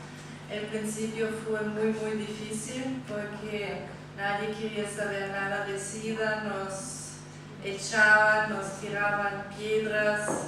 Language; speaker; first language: Spanish; non-native, fluent; German